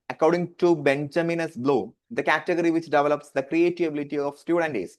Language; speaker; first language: English; non-native, local second language; Malayalam